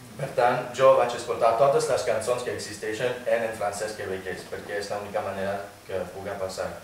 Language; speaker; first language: Catalan; non-native, fluent; French